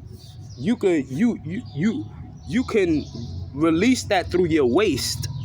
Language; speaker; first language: English; native; English